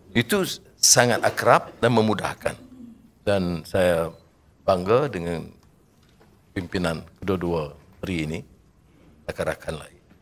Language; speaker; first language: Malay; native; Malay